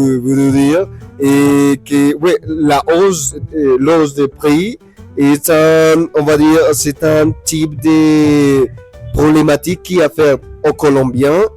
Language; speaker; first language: French; non-native, learner; Spanish